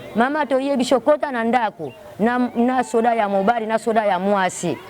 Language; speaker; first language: Lingala; non-native, local second language; Kongo